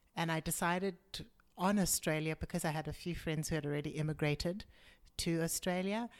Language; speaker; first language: English; non-native, local second language; Shona